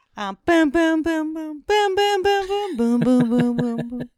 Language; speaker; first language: English; native; English